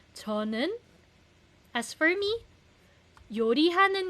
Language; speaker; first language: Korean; non-native, fluent; Filipino